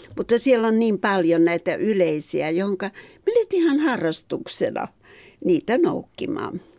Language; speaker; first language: Finnish; native; Finnish